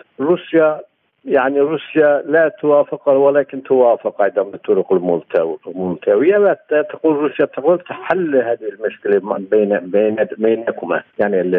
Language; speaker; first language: Arabic; non-native, fluent; Turkish